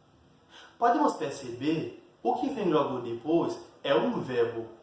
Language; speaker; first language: Portuguese; non-native, fluent; Haitian Creole